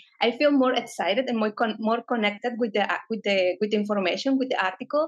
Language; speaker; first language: English; non-native, fluent; Spanish